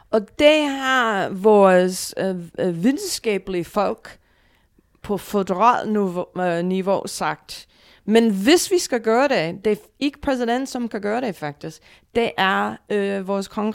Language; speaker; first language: Danish; non-native, fluent; English